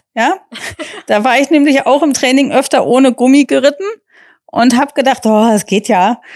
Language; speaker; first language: German; non-native, fluent; English